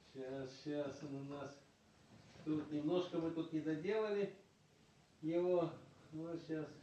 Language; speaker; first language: Russian; native; Russian